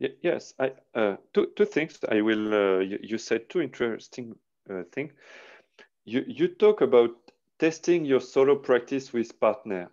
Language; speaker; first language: English; non-native, learner; French